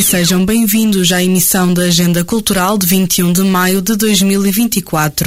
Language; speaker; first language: Portuguese; native; Portuguese